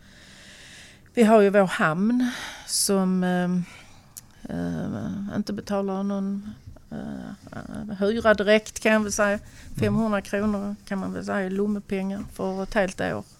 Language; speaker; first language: Swedish; native; Swedish